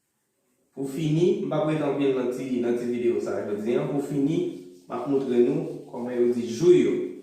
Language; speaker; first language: French; non-native, local second language; Haitian Creole